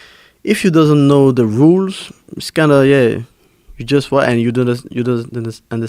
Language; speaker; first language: English; non-native, fluent; French